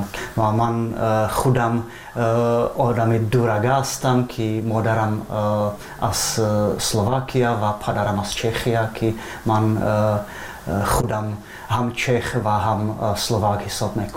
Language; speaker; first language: Persian; non-native, fluent; Czech